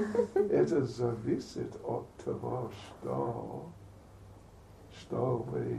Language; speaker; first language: Russian; non-native, learner; English